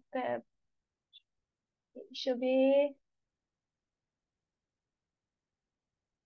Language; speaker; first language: French; non-native, learner; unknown